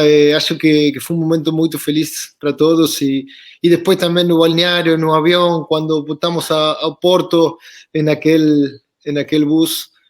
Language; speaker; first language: Portuguese; non-native, fluent; Spanish